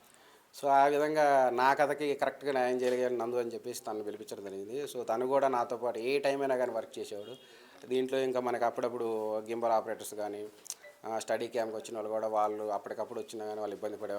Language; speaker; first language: Telugu; native; Telugu